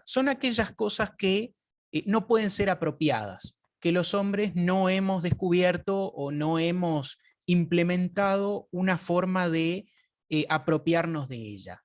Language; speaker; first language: Spanish; native; Spanish